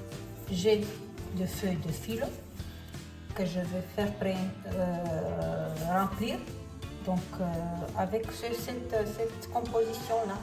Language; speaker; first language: French; non-native, fluent; Romanian